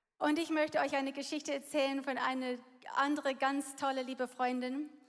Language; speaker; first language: German; non-native, fluent; English